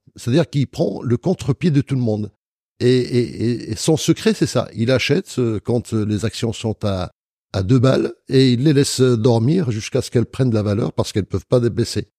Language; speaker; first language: French; non-native, local second language; Arabic